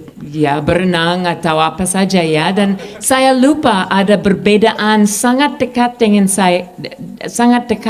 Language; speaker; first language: Indonesian; non-native, fluent; English